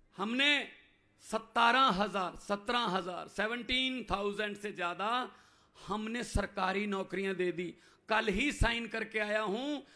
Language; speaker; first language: Hindi; non-native, local second language; Punjabi